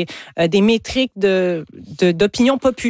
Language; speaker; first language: French; native; French